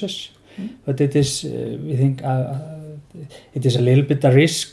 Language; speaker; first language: English; non-native, fluent; Icelandic